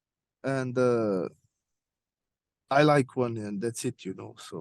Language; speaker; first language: English; non-native, learner; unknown